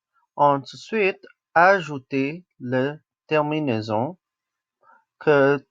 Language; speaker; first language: French; non-native, local second language; English